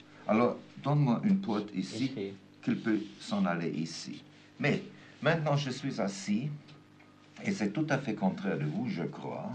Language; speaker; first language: French; non-native, fluent; German